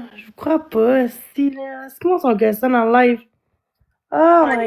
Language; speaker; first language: French; native; French